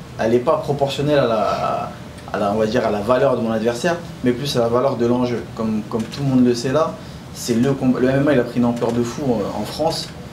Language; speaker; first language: French; native; French